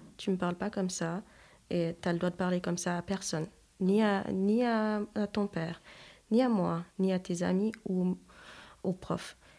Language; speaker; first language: French; non-native, local second language; Haitian Creole